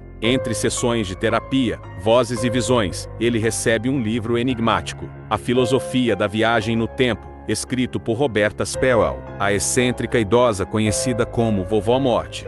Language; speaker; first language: Portuguese; native; Portuguese